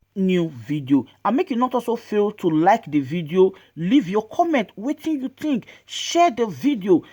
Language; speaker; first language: Nigerian Pidgin; native; Nigerian Pidgin